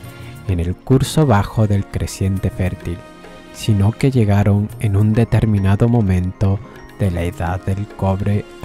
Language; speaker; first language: Spanish; native; Spanish